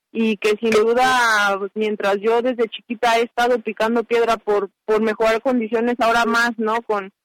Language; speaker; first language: Spanish; native; Spanish